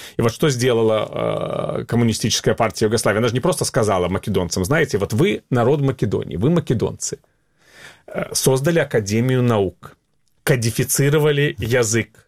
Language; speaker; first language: Russian; native; Russian